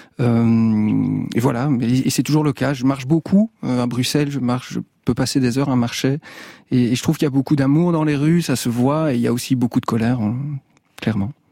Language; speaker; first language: French; native; French